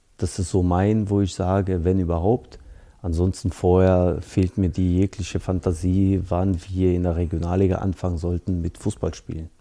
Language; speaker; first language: German; early bilingual, other home language; Bosnian